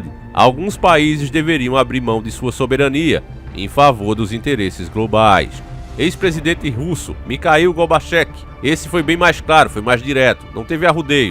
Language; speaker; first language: Portuguese; native; Portuguese